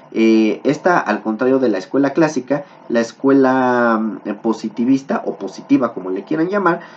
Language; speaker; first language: Spanish; native; Spanish